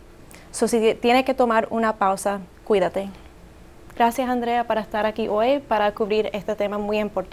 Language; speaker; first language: Spanish; early bilingual, heritage; Spanish